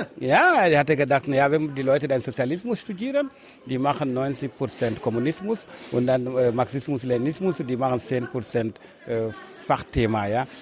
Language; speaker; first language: German; non-native, fluent; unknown